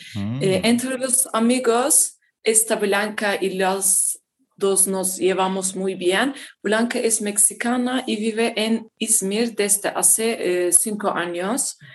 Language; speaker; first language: Spanish; non-native, learner; Turkish